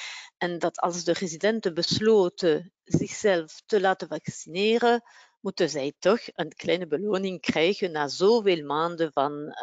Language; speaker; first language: Dutch; non-native, local second language; French